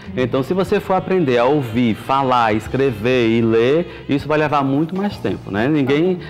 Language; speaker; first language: Portuguese; native; Portuguese